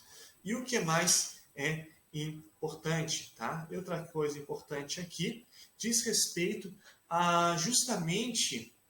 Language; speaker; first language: Portuguese; native; Portuguese